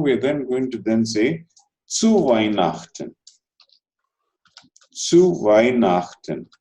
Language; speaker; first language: German; non-native, fluent; Telugu